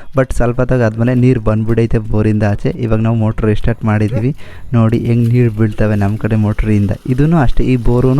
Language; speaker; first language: Kannada; non-native, local second language; Bangla